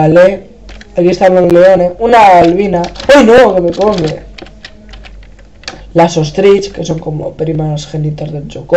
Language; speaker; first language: Spanish; native; Spanish